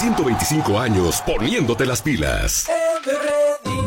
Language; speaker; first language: Spanish; native; Spanish